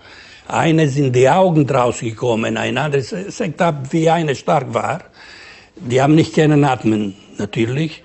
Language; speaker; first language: German; non-native, fluent; Ladino